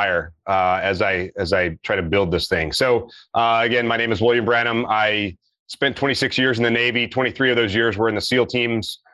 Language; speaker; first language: English; native; English